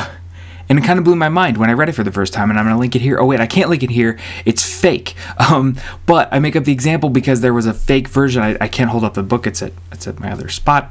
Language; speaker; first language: English; native; English